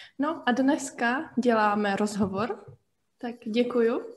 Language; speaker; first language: Czech; native; Czech